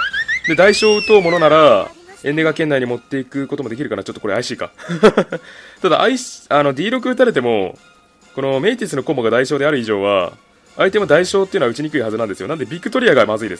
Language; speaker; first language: Japanese; native; Japanese